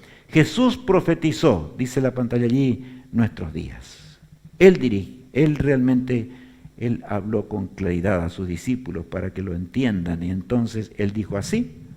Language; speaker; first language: Spanish; native; Spanish